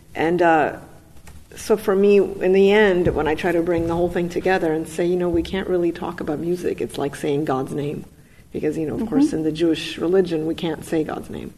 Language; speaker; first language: English; non-native, fluent; Russian